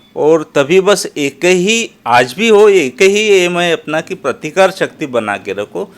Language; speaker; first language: Hindi; non-native, local second language; Marathi